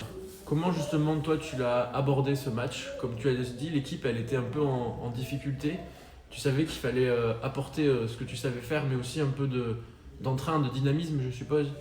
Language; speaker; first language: French; native; French